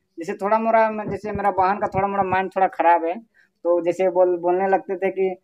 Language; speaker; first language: Hindi; native; Hindi